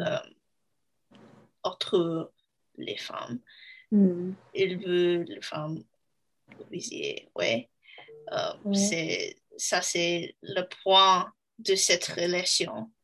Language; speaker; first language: French; non-native, learner; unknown